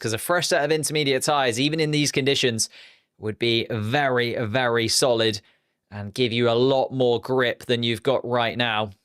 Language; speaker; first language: English; native; English